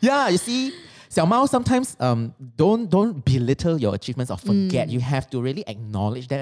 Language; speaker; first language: English; non-native, local second language; Chinese